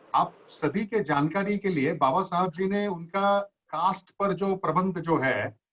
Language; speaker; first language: Hindi; non-native, local second language; Marathi